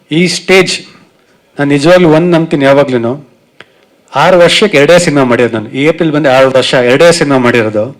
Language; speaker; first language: Kannada; native; Kannada